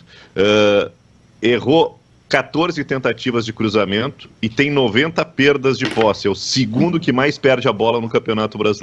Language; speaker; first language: Portuguese; native; Portuguese